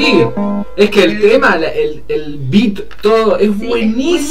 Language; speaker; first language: Spanish; native; Spanish